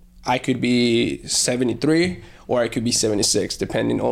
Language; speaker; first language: English; non-native, fluent; Spanish